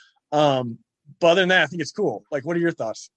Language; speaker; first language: English; native; English